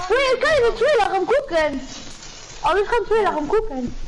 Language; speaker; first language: German; non-native, local second language; Luxembourgish